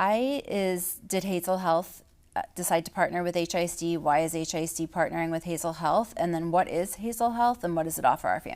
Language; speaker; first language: English; native; English